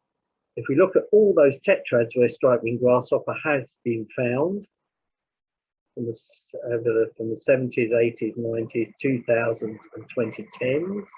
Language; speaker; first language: English; native; English